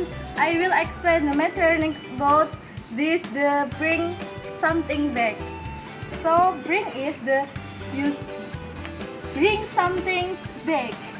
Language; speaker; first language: English; non-native, learner; Indonesian